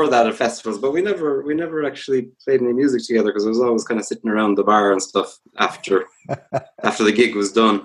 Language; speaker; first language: English; native; English